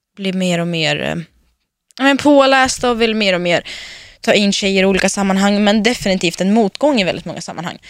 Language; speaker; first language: Swedish; early bilingual, other home language; Russian